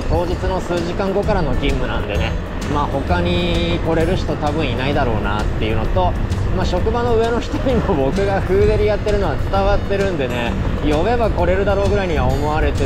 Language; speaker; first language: Japanese; native; Japanese